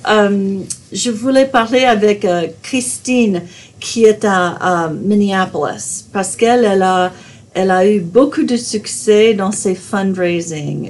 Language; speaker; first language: French; non-native, fluent; English